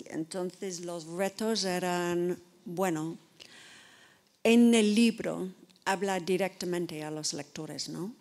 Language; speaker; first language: Spanish; non-native, fluent; English